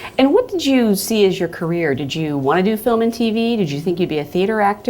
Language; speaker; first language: English; native; English